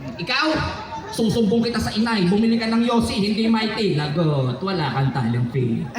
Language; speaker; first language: Filipino; native; Filipino